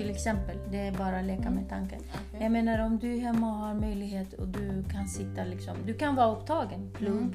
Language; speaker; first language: Swedish; early bilingual, other home language; Kurdish